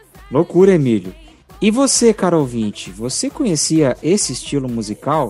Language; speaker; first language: Portuguese; native; Portuguese